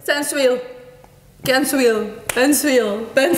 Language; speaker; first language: Dutch; early bilingual, other home language; Turkish